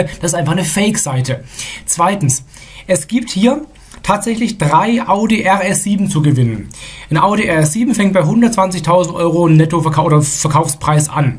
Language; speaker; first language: German; native; German